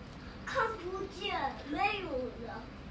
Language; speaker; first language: Chinese; early bilingual, heritage; Chinese